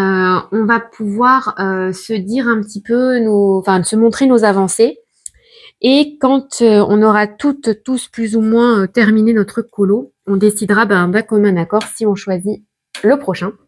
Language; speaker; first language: French; native; French